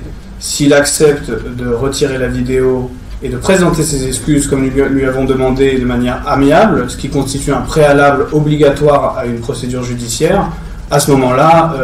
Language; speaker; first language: French; native; French